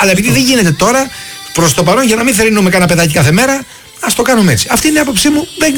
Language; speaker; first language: Greek; native; Greek